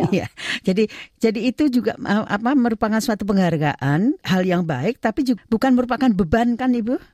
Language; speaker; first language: Indonesian; native; Indonesian